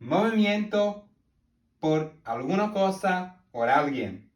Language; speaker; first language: Spanish; non-native, learner; English